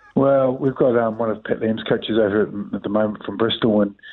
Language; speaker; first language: English; native; English